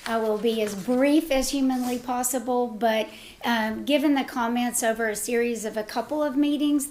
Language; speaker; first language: English; native; English